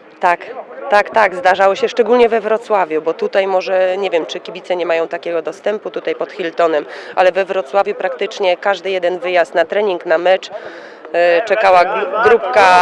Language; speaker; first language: Polish; native; Polish